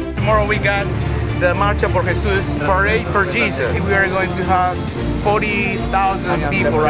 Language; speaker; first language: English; non-native, fluent; Spanish